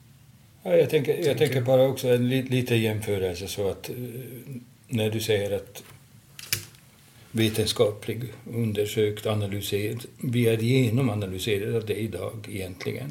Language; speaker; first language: Swedish; non-native, fluent; Hungarian